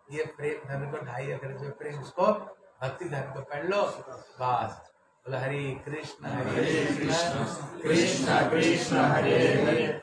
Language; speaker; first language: Hindi; non-native, local second language; Bangla